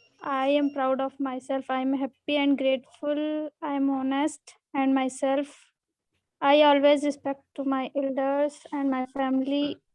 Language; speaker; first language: English; non-native, learner; Hindi